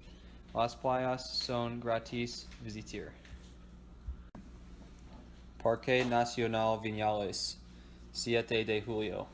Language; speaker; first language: Spanish; non-native, learner; English